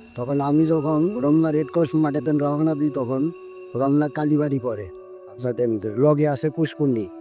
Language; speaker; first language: Bangla; native; Bangla